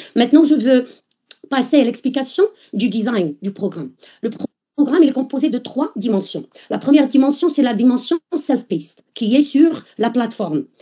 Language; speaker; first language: French; non-native, local second language; Arabic